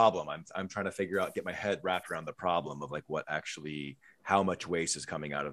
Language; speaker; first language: English; native; English